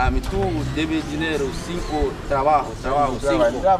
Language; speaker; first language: Spanish; non-native, learner; Haitian Creole